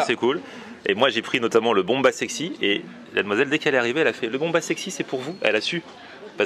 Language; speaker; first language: French; native; French